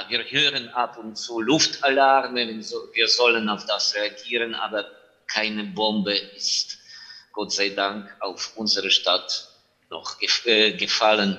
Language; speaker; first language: German; non-native, fluent; Ukrainian